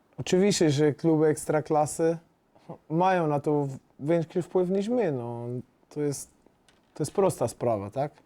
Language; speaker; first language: Polish; non-native, fluent; Portuguese